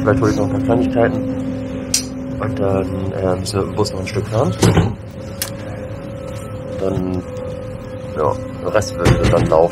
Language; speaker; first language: German; native; German